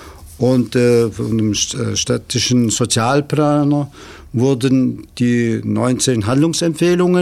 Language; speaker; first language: German; native; German